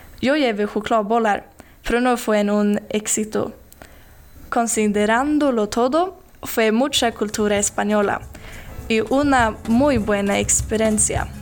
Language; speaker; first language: Spanish; non-native, learner; Swedish